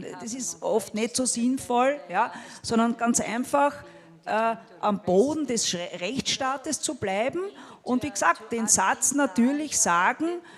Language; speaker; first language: German; native; German